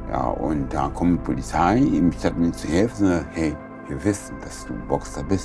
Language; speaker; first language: German; non-native, learner; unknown